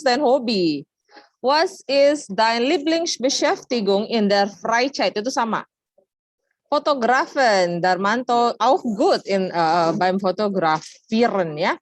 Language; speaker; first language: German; non-native, learner; Indonesian